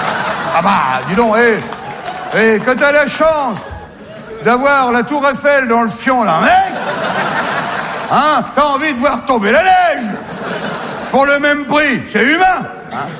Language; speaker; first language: French; native; French